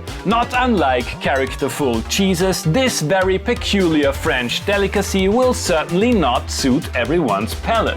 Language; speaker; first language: English; non-native, fluent; German